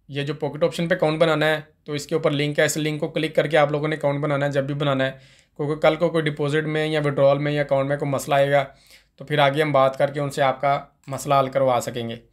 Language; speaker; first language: Urdu; non-native, local second language; Punjabi